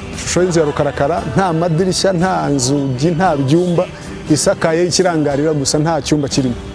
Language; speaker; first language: Kinyarwanda; early bilingual, heritage; Kinyarwanda